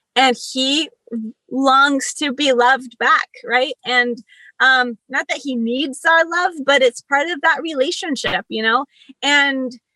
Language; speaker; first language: English; early bilingual, other home language; Spanish